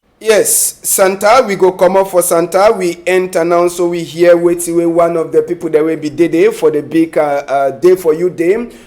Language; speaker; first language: Nigerian Pidgin; native; Nigerian Pidgin